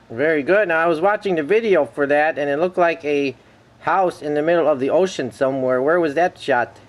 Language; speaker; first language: English; native; English